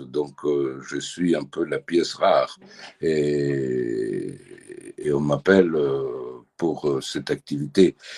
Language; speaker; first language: French; early bilingual, heritage; French